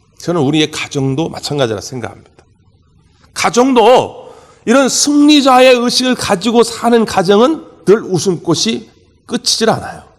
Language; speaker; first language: Korean; native; Korean